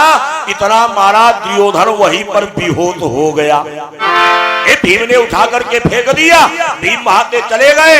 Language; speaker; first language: Hindi; native; Hindi